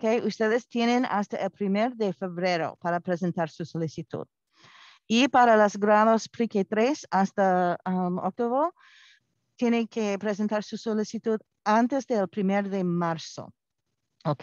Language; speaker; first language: Spanish; non-native, fluent; English